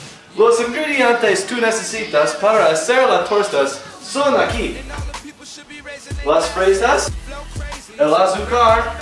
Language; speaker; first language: Spanish; non-native, learner; English